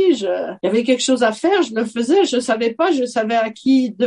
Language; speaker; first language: French; native; French